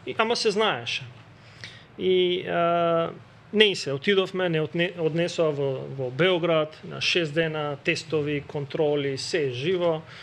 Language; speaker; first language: Macedonian; non-native, local second language; Albanian